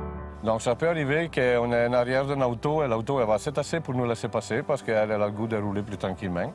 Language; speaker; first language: French; non-native, fluent; Italian